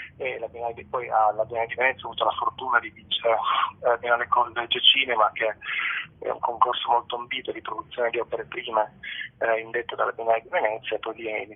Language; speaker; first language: Italian; native; Italian